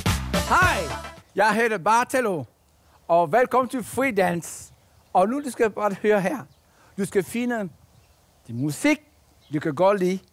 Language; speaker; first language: Danish; non-native, fluent; French